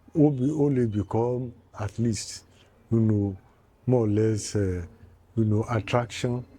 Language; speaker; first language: English; non-native, local second language; Yoruba